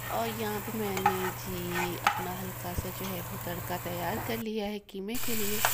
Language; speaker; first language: Urdu; non-native, local second language; Punjabi